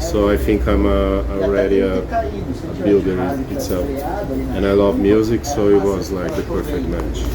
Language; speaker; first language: English; non-native, fluent; Portuguese